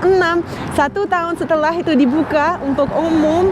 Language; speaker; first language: Indonesian; non-native, fluent; Russian